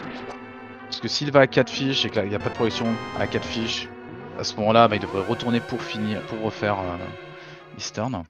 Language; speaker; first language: French; native; French